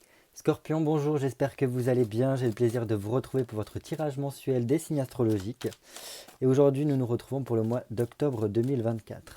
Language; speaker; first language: French; native; French